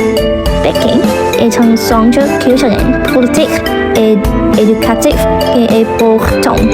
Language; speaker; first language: French; non-native, learner; Vietnamese